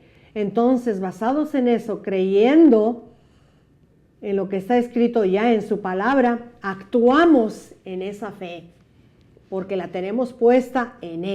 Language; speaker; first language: Spanish; native; Spanish